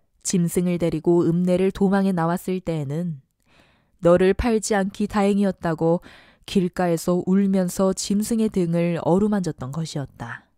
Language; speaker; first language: Korean; native; Korean